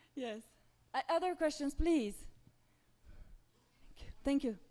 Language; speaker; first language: English; non-native, fluent; Romanian